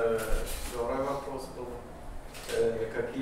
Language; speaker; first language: Russian; non-native, fluent; German